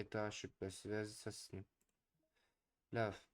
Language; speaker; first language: Russian; non-native, learner; Armenian